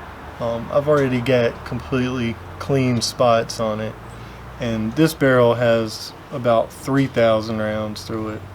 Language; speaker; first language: English; native; English